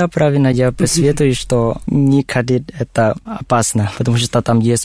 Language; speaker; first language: Russian; non-native, learner; Thai